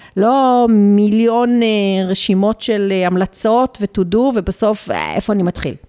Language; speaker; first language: Hebrew; early bilingual, other home language; Spanish